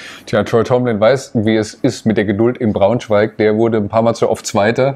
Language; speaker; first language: German; native; German